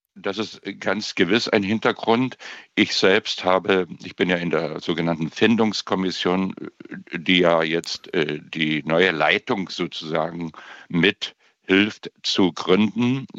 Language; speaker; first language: German; native; German